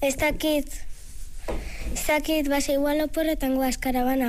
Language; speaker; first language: Basque; native; Basque